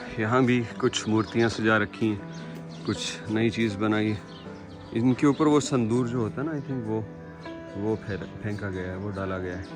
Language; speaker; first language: Urdu; native; Urdu